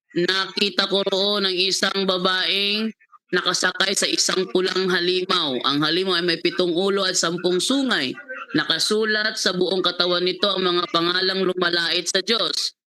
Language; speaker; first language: Filipino; non-native, local second language; Cebuano